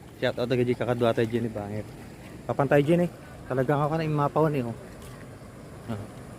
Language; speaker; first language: Filipino; non-native, local second language; Iloko